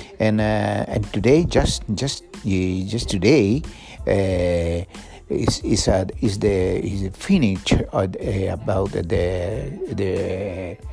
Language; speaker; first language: English; non-native, learner; Spanish